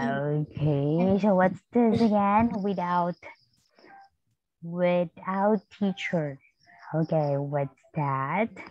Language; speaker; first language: English; non-native, fluent; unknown